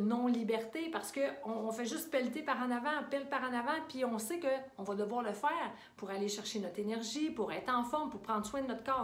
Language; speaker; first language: French; native; French